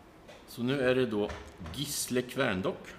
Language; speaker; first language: Swedish; native; Swedish